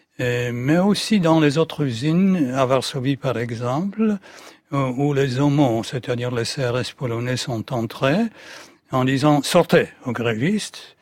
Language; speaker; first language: French; non-native, fluent; Russian